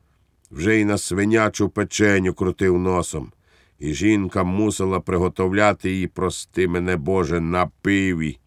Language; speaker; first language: Ukrainian; native; Ukrainian